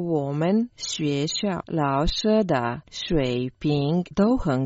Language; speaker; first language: Chinese; non-native, learner; Croatian